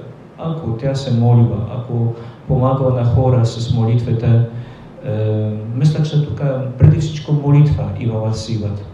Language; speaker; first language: Bulgarian; non-native, fluent; Polish